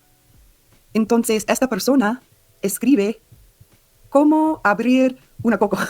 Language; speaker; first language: Spanish; non-native, learner; English